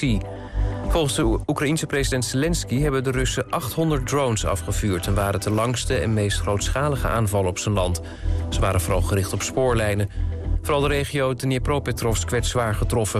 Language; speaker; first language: Dutch; native; Dutch